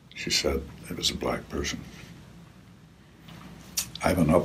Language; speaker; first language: English; native; English